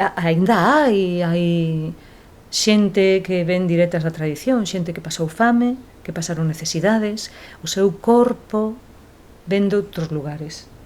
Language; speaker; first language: Galician; non-native, local second language; Spanish